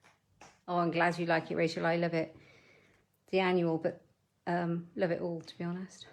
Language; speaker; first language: English; native; English